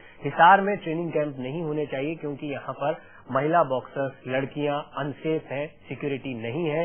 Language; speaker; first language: Hindi; native; Hindi